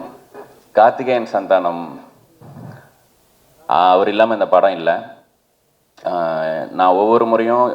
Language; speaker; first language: Tamil; native; Tamil